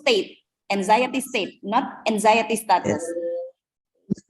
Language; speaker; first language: English; non-native, fluent; Indonesian